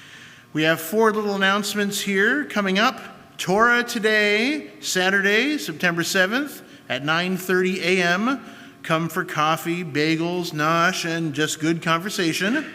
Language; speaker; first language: English; native; English